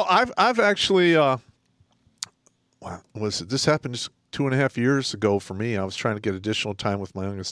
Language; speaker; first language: English; native; English